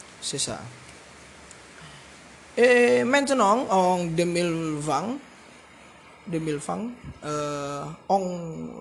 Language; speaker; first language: French; non-native, learner; Indonesian